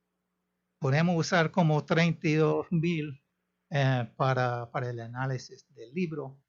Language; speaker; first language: Spanish; non-native, fluent; English